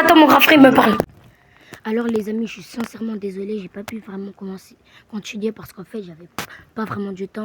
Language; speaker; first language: French; native; French